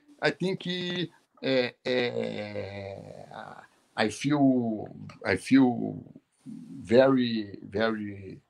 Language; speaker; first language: English; non-native, learner; Portuguese